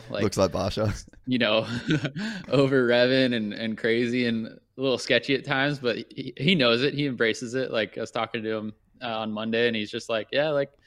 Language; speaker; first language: English; native; English